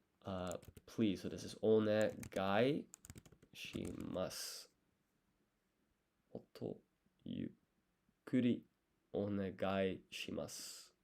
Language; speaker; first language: Japanese; non-native, learner; English